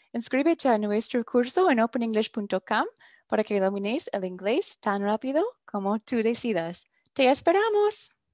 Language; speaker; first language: Spanish; non-native, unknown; English